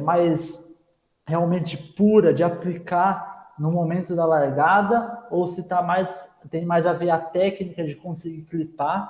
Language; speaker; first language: Portuguese; native; Portuguese